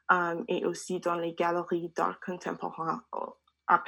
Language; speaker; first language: French; non-native, learner; English